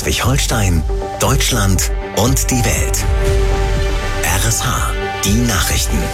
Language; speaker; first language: German; native; German